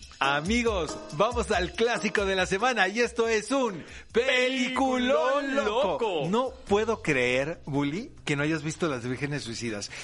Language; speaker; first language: Spanish; native; Spanish